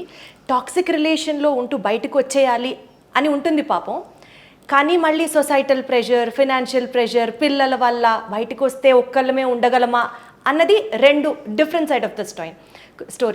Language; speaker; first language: Telugu; native; Telugu